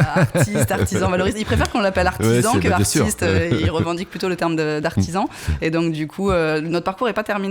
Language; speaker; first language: French; native; French